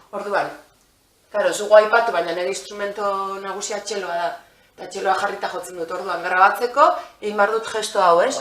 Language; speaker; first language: Basque; native; Basque